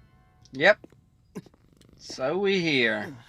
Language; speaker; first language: English; native; English